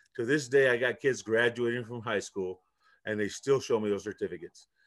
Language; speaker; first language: English; early bilingual, other home language; Spanish